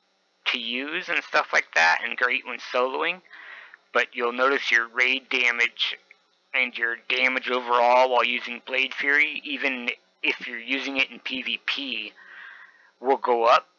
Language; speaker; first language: English; native; English